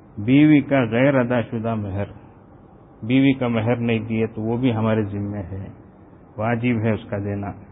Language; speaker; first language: Urdu; native; Urdu